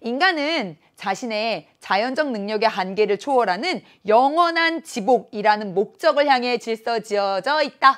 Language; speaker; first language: Korean; native; Korean